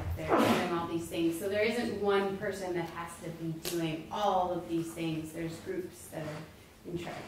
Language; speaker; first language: English; native; English